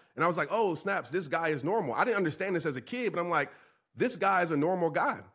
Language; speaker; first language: English; native; English